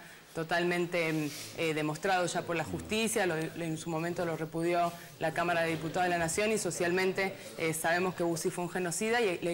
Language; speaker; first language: Spanish; native; Spanish